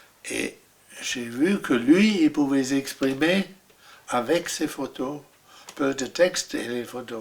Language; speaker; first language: French; non-native, fluent; German